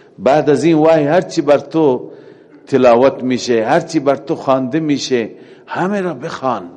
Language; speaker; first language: Persian; native; Persian